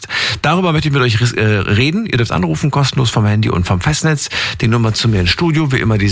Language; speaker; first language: German; native; German